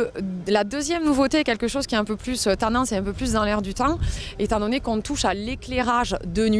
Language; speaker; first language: French; native; French